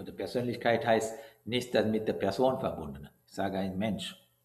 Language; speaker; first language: German; non-native, learner; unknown